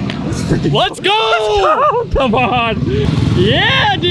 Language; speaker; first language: English; native; English